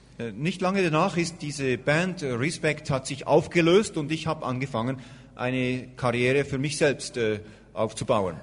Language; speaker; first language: German; native; German